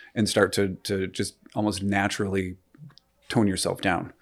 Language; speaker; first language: English; native; English